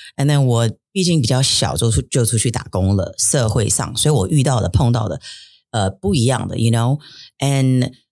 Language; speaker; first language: Chinese; early bilingual, heritage; Chinese